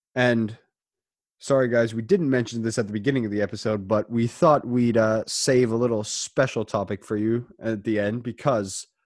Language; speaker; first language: English; non-native, fluent; German